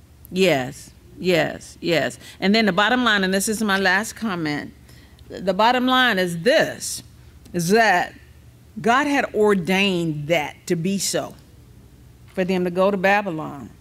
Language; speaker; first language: English; native; English